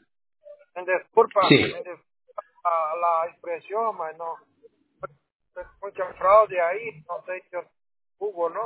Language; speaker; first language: Spanish; non-native, learner; Portuguese